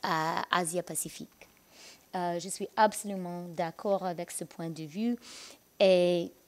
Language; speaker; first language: French; non-native, learner; English